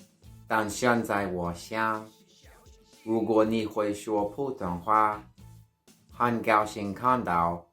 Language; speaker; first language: Chinese; non-native, learner; English